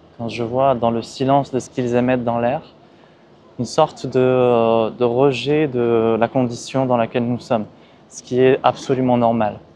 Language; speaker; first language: French; early bilingual, other home language; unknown